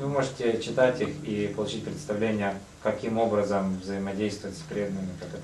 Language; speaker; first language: Russian; native; Russian